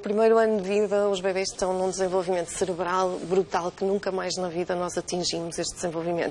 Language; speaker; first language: Portuguese; native; Portuguese